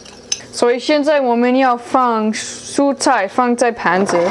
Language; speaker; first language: Chinese; non-native, learner; English